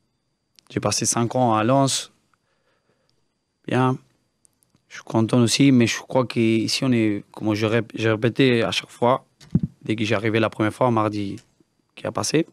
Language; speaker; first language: French; non-native, learner; Spanish